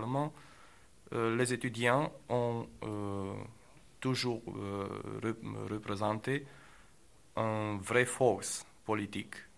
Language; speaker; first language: French; non-native, learner; Romanian